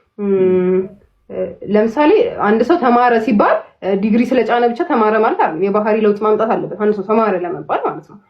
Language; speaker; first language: Amharic; native; Amharic